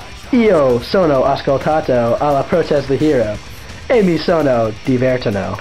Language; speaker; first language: Italian; non-native, learner; English